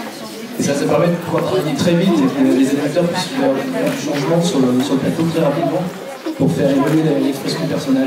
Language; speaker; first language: French; native; French